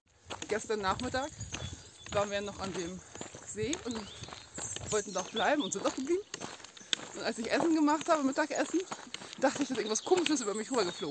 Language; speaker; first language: German; native; German